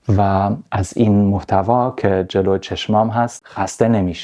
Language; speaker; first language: Persian; non-native, fluent; German